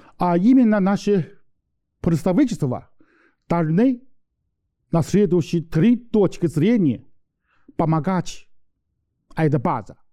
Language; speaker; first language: Russian; non-native, learner; Chinese